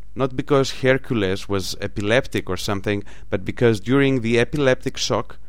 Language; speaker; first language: English; non-native, fluent; Greek